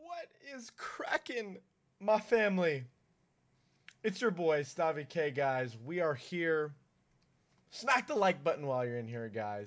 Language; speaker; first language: English; native; English